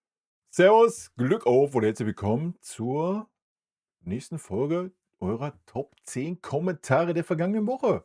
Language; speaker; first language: German; native; German